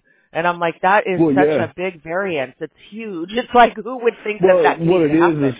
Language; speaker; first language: English; native; English